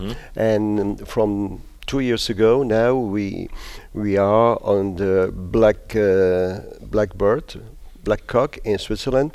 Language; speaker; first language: English; non-native, learner; Spanish